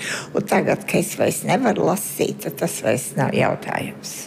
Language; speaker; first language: Latvian; early bilingual, heritage; Latvian